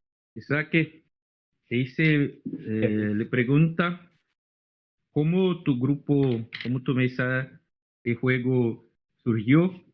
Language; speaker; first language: Spanish; non-native, fluent; Portuguese